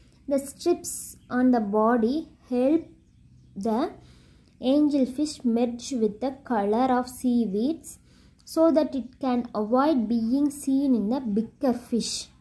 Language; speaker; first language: English; non-native, local second language; Tamil